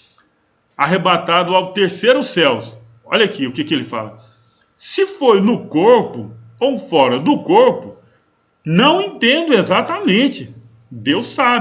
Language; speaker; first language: Portuguese; native; Portuguese